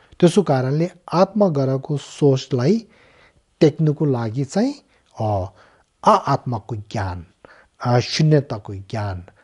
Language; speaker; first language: Nepali; non-native, local second language; Tibetan